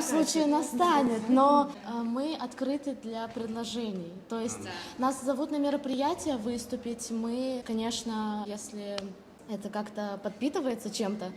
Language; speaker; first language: Russian; native; Russian